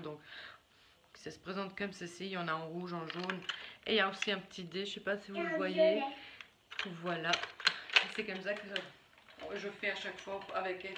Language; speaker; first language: French; native; French